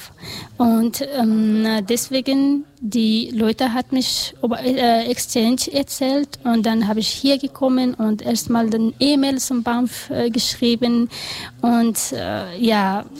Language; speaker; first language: German; non-native, learner; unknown